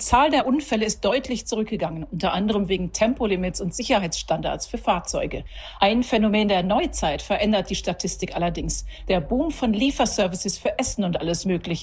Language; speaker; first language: German; native; German